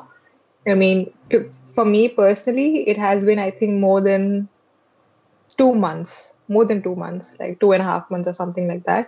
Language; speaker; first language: English; non-native, local second language; Hindi